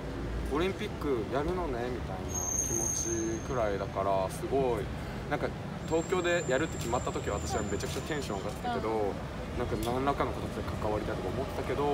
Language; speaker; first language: Japanese; native; Japanese